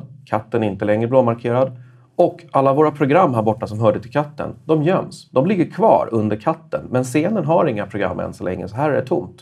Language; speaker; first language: Swedish; native; Swedish